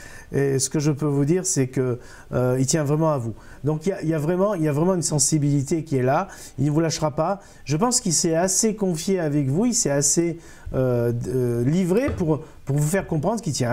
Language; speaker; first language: French; native; French